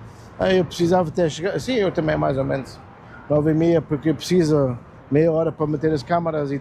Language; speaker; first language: Portuguese; early bilingual, heritage; German